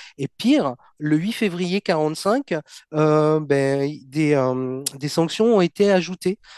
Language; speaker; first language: French; native; French